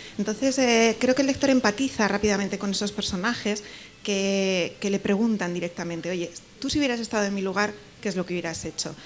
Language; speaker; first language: Spanish; native; Spanish